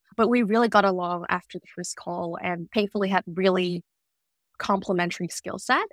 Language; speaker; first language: English; non-native, fluent; Vietnamese